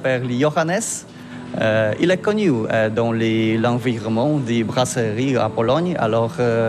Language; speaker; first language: French; non-native, learner; Polish